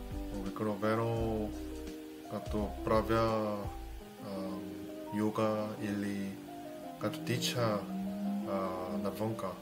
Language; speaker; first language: Bulgarian; non-native, learner; Korean